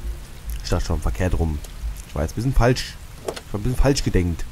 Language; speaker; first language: German; native; German